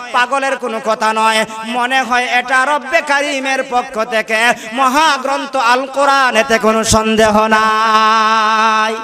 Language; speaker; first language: Bangla; non-native, local second language; Sylheti